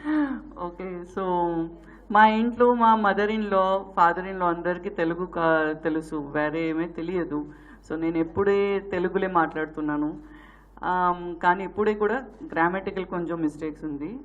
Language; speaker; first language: Telugu; non-native, learner; Gujarati